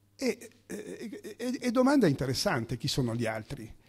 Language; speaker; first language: Italian; native; Italian